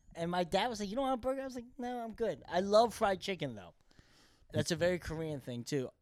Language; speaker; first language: English; early bilingual, other home language; Korean